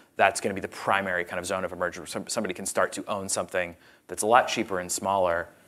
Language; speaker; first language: English; native; English